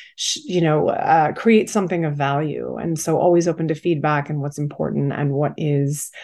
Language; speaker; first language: English; native; English